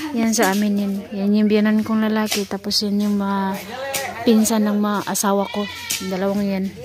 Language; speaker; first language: Filipino; non-native, local second language; Cebuano